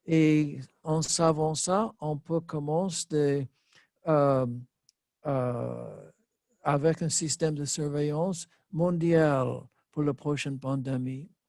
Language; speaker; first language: French; non-native, learner; English